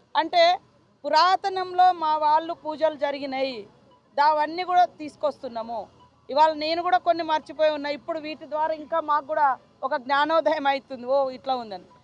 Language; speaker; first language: Telugu; native; Telugu